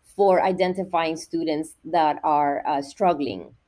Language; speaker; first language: English; non-native, fluent; Spanish